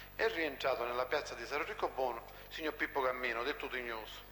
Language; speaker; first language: Italian; non-native, local second language; Sicilian